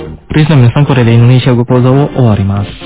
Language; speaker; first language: Japanese; non-native, fluent; Indonesian